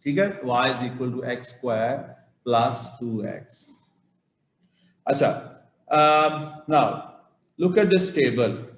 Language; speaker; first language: English; non-native, local second language; Urdu